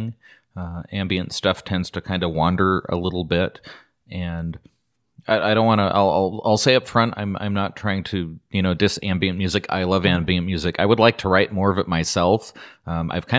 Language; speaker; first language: English; native; English